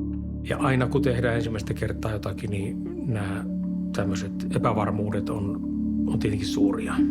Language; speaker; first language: Finnish; native; Finnish